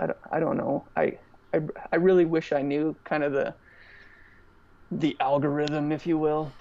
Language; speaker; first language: English; native; English